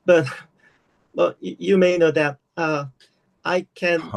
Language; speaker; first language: English; non-native, learner; Korean